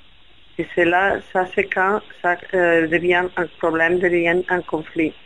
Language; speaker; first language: French; non-native, fluent; Spanish